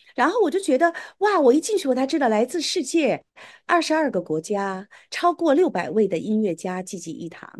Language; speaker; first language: Chinese; native; Chinese